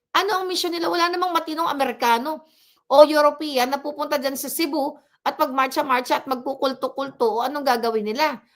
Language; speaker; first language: Filipino; non-native, local second language; Cebuano